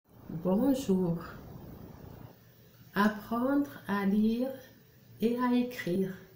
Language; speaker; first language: French; non-native, local second language; Arabic